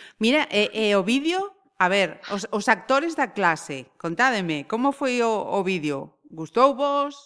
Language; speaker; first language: Galician; native; Galician